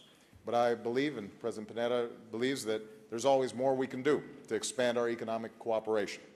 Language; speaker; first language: English; native; English